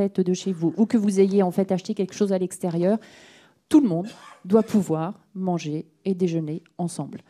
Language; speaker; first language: French; native; French